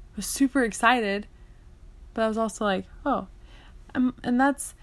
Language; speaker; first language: English; native; English